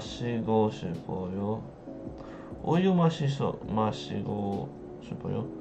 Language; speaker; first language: Korean; non-native, learner; English